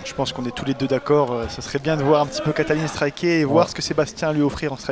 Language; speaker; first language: French; native; French